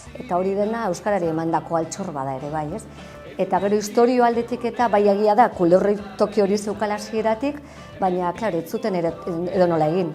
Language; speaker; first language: Basque; native; Basque